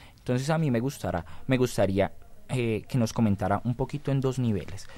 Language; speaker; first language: Spanish; native; Spanish